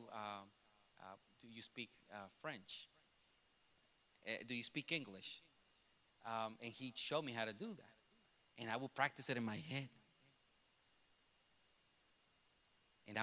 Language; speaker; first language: English; early bilingual, other home language; Spanish